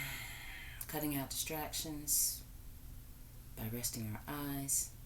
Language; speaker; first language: English; native; English